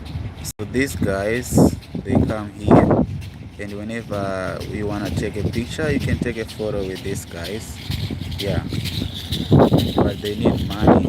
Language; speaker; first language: English; non-native, local second language; Shona